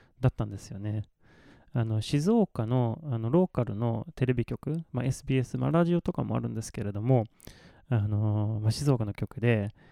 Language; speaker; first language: Japanese; non-native, fluent; Swedish